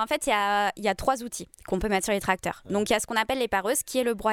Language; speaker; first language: French; native; French